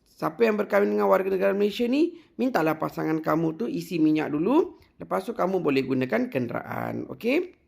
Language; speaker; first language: Malay; non-native, local second language; Tamil